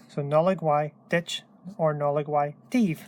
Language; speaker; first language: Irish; non-native, local second language; English